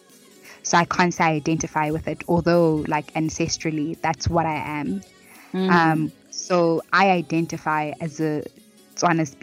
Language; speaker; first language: English; non-native, local second language; Tswana